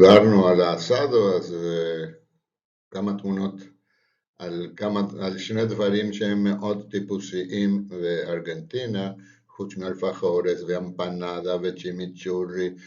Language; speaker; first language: Hebrew; non-native, fluent; Spanish